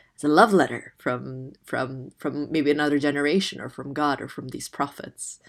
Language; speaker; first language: English; non-native, fluent; Indonesian